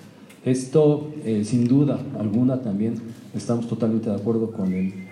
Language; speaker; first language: Spanish; native; Spanish